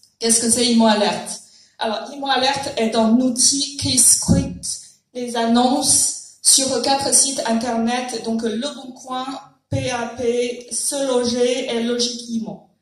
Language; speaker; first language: French; non-native, fluent; Chinese